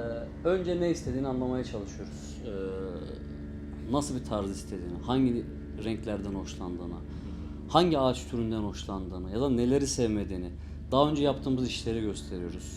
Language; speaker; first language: Turkish; native; Turkish